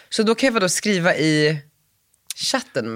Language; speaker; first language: Swedish; native; Swedish